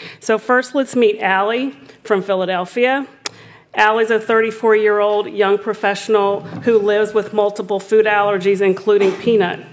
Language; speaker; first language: English; native; English